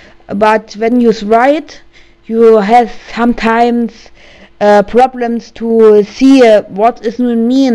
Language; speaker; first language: English; non-native, learner; German